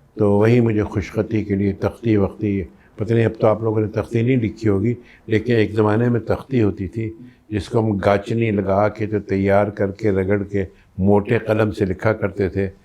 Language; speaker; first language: Urdu; native; Urdu